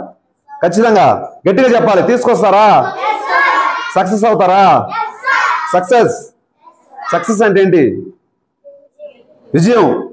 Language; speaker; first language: Telugu; native; Telugu